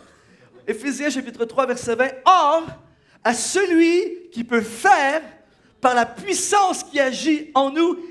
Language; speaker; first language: French; native; French